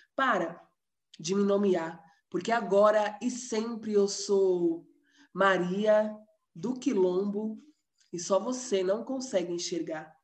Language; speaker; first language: Portuguese; native; Portuguese